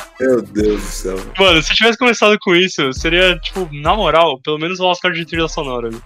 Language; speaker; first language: Portuguese; native; Portuguese